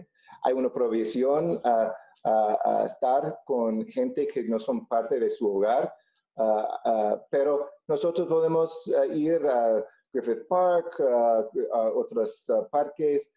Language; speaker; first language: Spanish; non-native, local second language; English